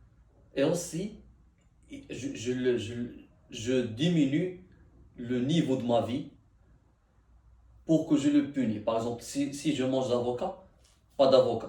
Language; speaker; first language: French; non-native, learner; Arabic